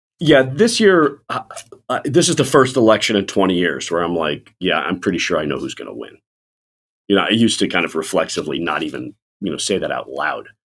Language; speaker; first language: English; native; English